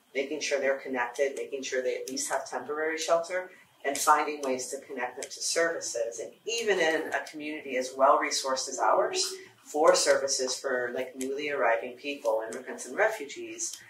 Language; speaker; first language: English; native; English